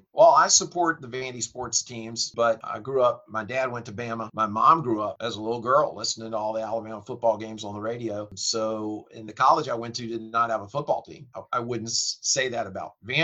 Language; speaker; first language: English; native; English